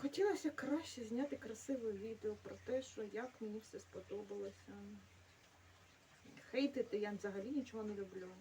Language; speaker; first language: Ukrainian; native; Ukrainian